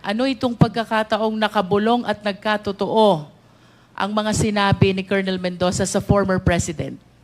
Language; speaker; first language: Filipino; native; Filipino